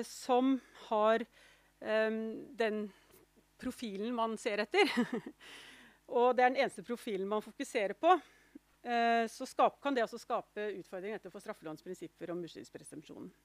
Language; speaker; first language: Norwegian; native; Norwegian